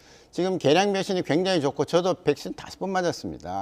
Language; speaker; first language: Korean; native; Korean